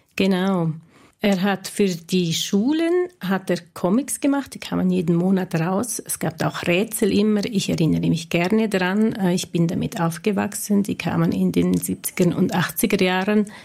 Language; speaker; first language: German; non-native, local second language; Romansh